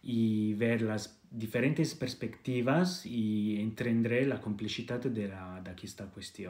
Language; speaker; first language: Catalan; non-native, learner; Italian